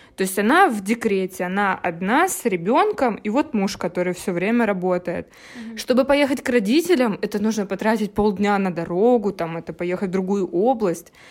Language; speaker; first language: Russian; native; Russian